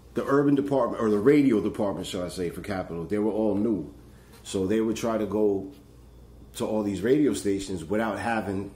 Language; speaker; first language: English; native; English